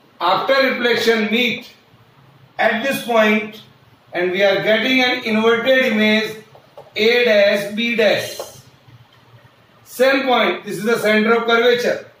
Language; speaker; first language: English; non-native, local second language; Hindi